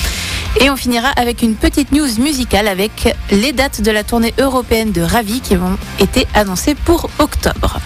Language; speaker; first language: French; native; French